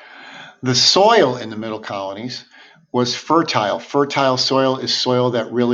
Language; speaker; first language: English; native; English